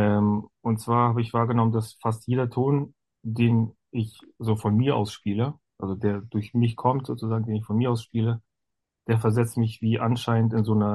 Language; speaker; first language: German; native; German